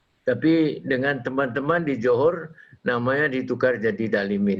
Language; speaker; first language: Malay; non-native, local second language; Javanese